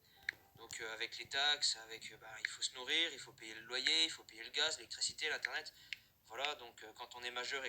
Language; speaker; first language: French; native; French